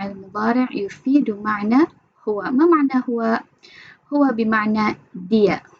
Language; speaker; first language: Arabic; non-native, fluent; Malay